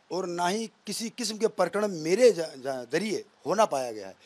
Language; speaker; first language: Hindi; native; Hindi